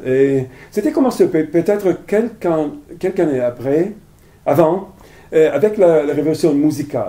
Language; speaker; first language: French; non-native, fluent; Italian